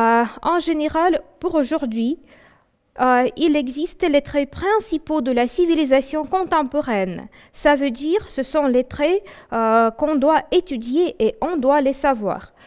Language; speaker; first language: French; non-native, fluent; Russian